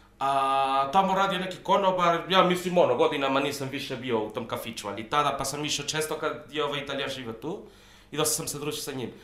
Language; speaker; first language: Serbian; non-native, fluent; Spanish